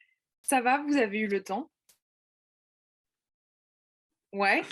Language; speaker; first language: French; native; French